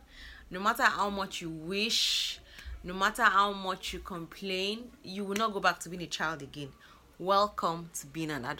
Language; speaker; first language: English; non-native, local second language; Yoruba